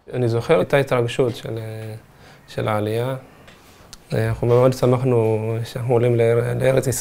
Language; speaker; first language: Hebrew; early bilingual, other home language; Amharic